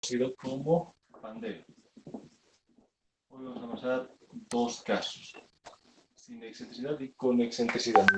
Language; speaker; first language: Spanish; native; Spanish